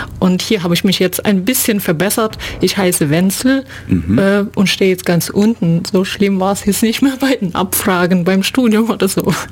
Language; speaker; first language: German; non-native, fluent; Russian